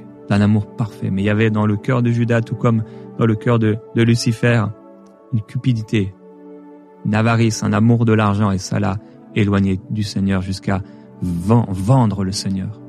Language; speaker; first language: French; native; French